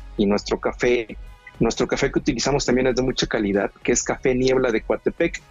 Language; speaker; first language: Spanish; native; Spanish